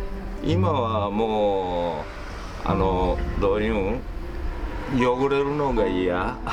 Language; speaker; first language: Japanese; native; Japanese